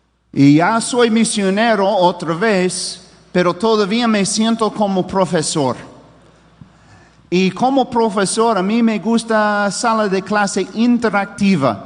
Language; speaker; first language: Spanish; non-native, fluent; English